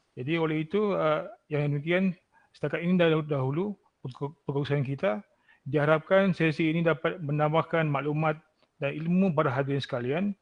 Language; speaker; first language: Malay; native; Malay